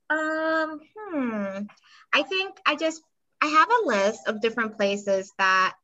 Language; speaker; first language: English; non-native, fluent; Spanish